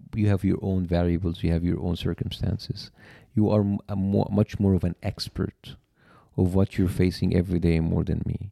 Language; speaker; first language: English; non-native, fluent; Arabic